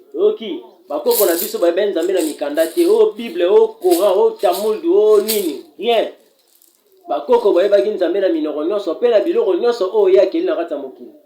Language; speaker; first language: Lingala; non-native, local second language; Kongo